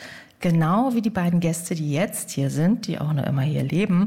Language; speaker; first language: German; native; German